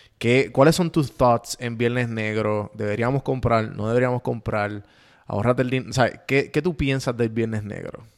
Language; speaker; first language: Spanish; native; Spanish